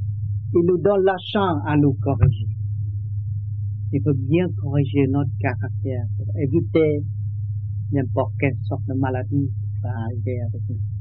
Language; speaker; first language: French; non-native, learner; Vietnamese